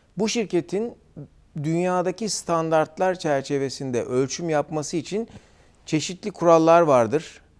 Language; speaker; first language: Turkish; native; Turkish